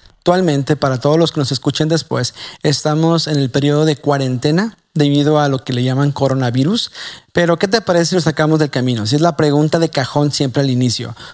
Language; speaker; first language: Spanish; native; Spanish